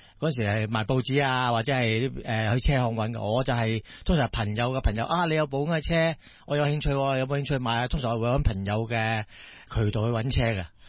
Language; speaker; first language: Cantonese; native; Cantonese